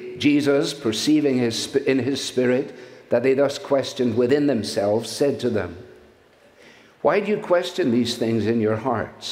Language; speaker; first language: English; native; English